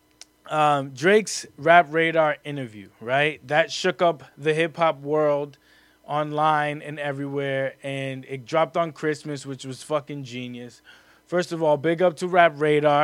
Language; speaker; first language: English; native; English